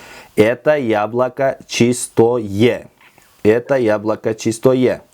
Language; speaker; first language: Russian; non-native, local second language; Kyrgyz